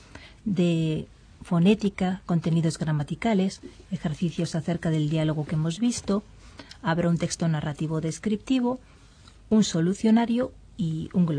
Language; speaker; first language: Spanish; native; Spanish